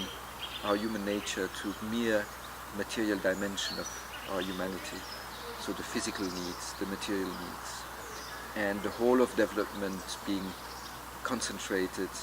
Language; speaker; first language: English; non-native, fluent; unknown